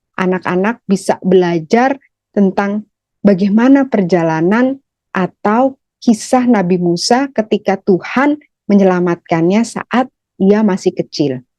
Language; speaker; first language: Indonesian; native; Indonesian